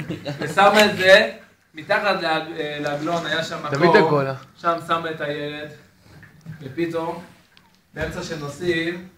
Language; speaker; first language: Hebrew; non-native, fluent; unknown